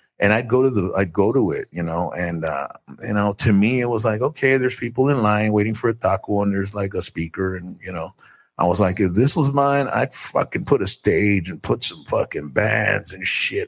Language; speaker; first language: English; early bilingual, other home language; Spanish